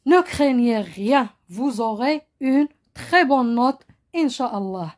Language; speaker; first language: French; non-native, local second language; Arabic